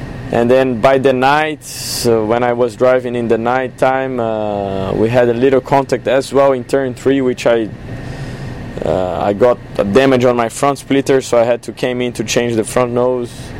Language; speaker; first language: English; non-native, fluent; Portuguese